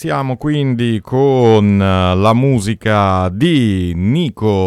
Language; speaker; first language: Italian; native; Italian